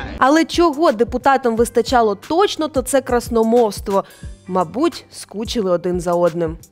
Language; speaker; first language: Ukrainian; native; Ukrainian